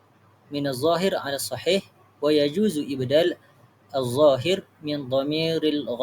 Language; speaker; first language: Arabic; non-native, learner; Malay